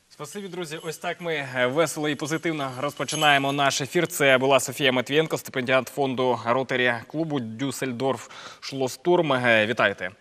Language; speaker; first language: Ukrainian; native; Ukrainian